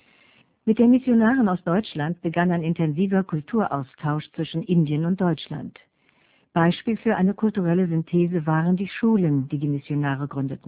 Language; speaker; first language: German; native; German